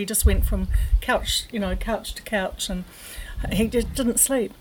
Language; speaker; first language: English; native; English